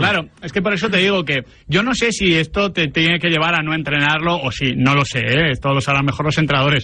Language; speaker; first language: Spanish; native; Spanish